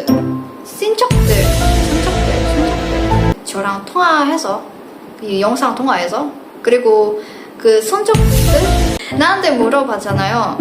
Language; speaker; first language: Korean; non-native, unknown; Indonesian